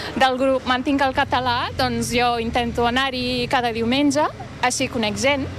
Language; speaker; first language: Catalan; non-native, fluent; Turkish